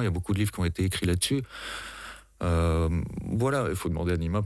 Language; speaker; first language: French; native; French